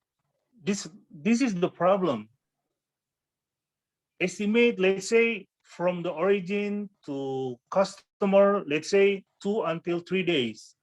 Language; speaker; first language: English; non-native, fluent; Indonesian